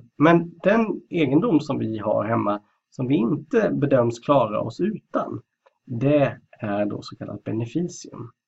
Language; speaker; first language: Swedish; native; Swedish